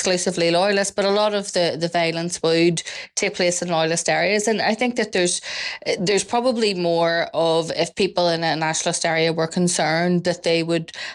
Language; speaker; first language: English; native; English